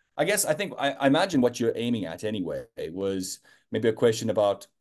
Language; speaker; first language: English; native; English